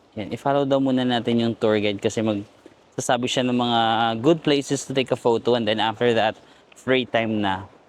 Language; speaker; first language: Filipino; non-native, local second language; Cebuano